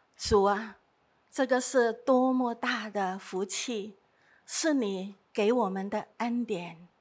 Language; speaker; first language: Chinese; non-native, fluent; Cantonese